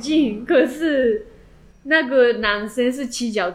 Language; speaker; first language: Chinese; non-native, learner; Japanese